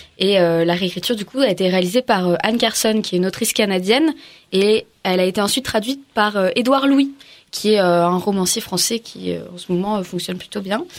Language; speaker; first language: French; non-native, local second language; Arabic